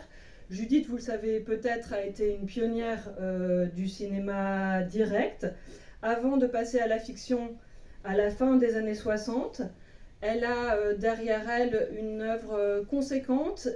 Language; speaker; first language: French; native; French